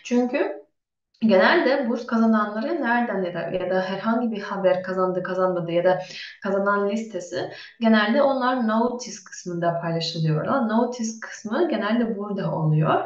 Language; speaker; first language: Turkish; non-native, fluent; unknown